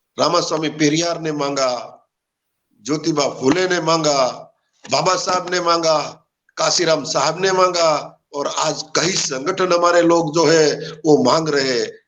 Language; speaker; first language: Hindi; non-native, local second language; Gujarati